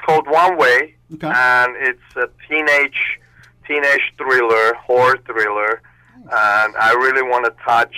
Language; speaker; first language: English; non-native, fluent; Armenian